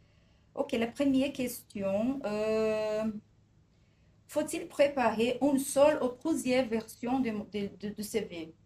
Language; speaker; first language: French; non-native, fluent; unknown